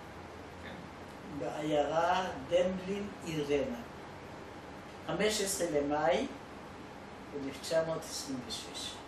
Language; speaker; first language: Hebrew; non-native, fluent; Polish